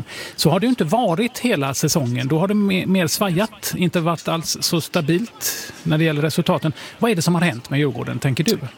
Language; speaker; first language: Swedish; native; Swedish